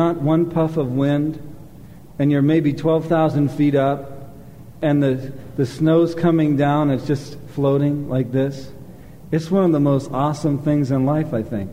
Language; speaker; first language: English; native; English